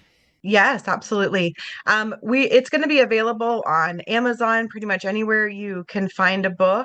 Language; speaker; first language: English; native; English